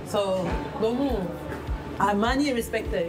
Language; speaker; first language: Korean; non-native, learner; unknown